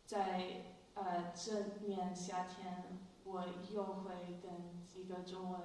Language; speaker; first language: Chinese; non-native, fluent; English